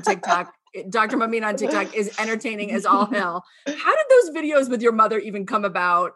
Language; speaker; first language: English; native; English